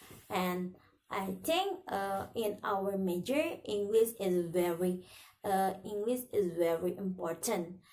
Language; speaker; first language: English; non-native, learner; Indonesian